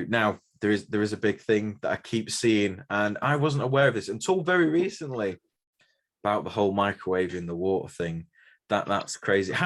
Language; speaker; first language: English; native; English